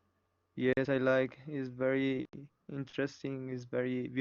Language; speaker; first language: English; non-native, learner; Spanish